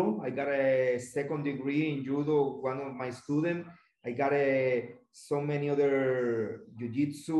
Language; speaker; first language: English; non-native, learner; Spanish